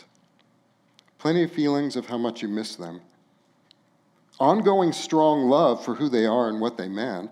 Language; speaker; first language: English; native; English